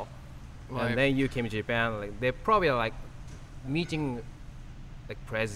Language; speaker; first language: English; non-native, learner; Japanese